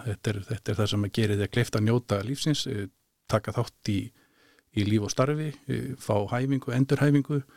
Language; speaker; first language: Icelandic; native; Icelandic